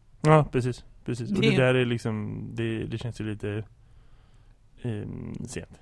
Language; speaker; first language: Swedish; native; Swedish